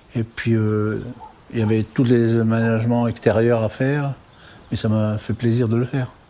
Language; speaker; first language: French; native; French